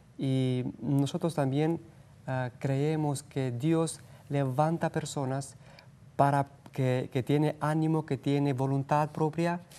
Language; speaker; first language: Spanish; non-native, fluent; Romanian